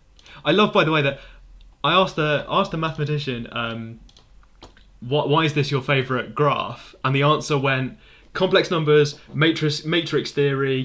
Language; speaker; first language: English; native; English